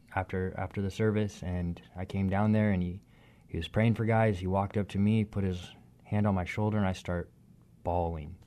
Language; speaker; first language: English; native; English